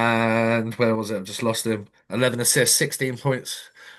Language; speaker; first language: English; native; English